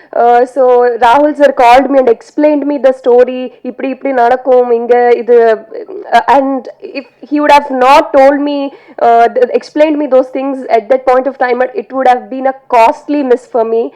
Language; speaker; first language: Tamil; non-native, learner; Telugu